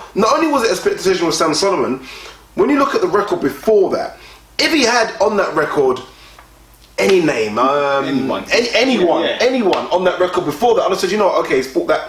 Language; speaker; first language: English; native; English